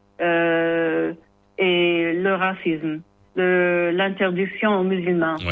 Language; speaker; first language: French; non-native, learner; English